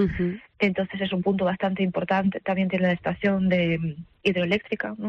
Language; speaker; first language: Spanish; non-native, fluent; Russian